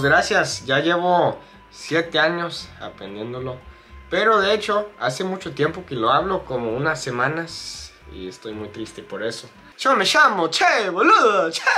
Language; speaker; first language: Spanish; non-native, fluent; English